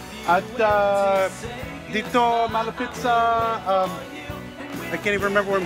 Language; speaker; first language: Filipino; non-native, learner; English